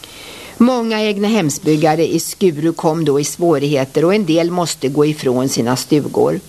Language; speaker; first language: Swedish; native; Swedish